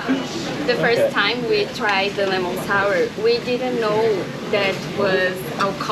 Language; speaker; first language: English; non-native, fluent; Portuguese